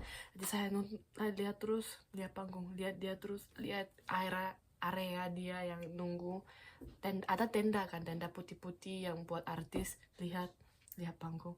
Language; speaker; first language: Indonesian; non-native, fluent; Korean